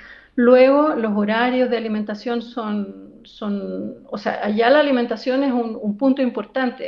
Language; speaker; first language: Spanish; native; Spanish